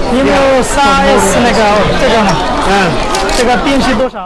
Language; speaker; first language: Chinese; non-native, learner; Bangla